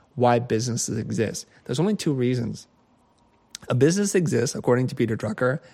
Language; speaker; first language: English; native; English